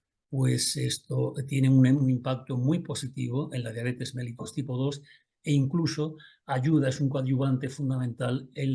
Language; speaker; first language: Spanish; native; Spanish